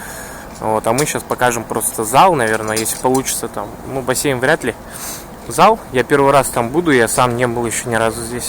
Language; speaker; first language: Russian; native; Russian